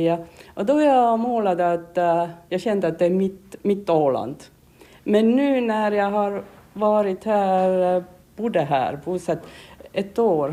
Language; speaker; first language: Swedish; non-native, learner; Estonian